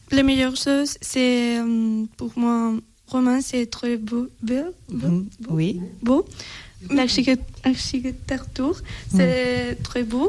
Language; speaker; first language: French; non-native, learner; Spanish